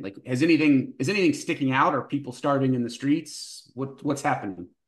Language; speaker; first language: English; native; English